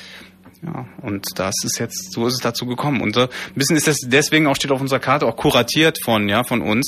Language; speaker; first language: German; native; German